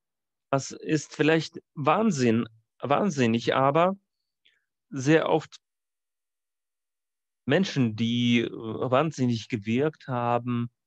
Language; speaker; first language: German; non-native, fluent; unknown